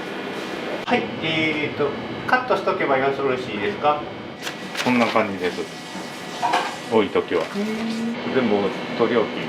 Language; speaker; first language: Japanese; native; Japanese